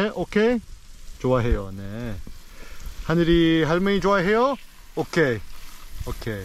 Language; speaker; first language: Korean; early bilingual, heritage; Korean